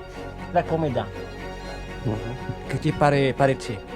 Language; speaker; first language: Spanish; non-native, learner; Arabic